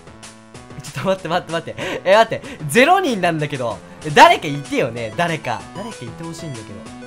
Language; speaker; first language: Japanese; native; Japanese